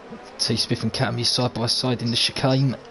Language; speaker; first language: English; native; English